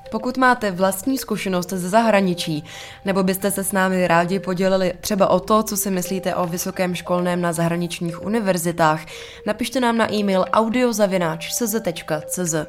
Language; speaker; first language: Czech; native; Czech